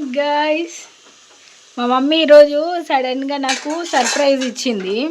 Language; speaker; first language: Telugu; non-native, local second language; Lambadi